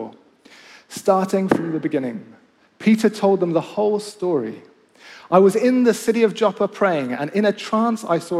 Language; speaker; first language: English; native; English